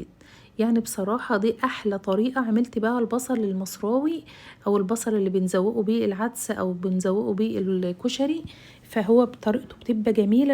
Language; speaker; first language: Arabic; native; Arabic